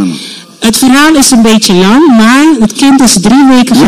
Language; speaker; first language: Dutch; non-native, local second language; Papiamento